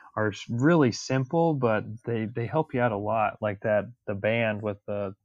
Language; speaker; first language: English; native; English